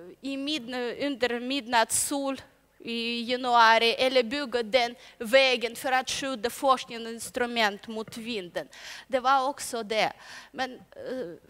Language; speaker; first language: Swedish; non-native, learner; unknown